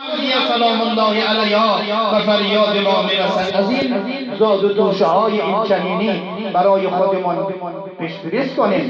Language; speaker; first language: Persian; native; Persian